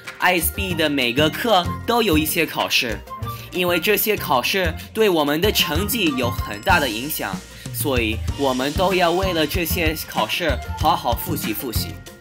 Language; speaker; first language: Chinese; non-native, fluent; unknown